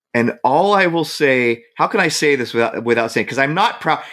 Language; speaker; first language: English; native; English